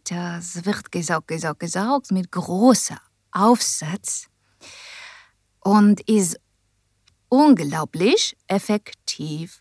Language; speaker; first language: German; non-native, learner; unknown